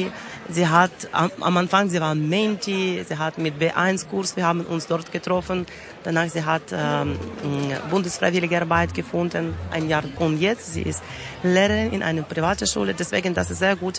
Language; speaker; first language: German; non-native, learner; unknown